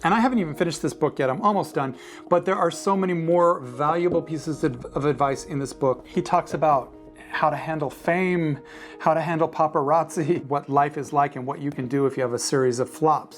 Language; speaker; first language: English; native; English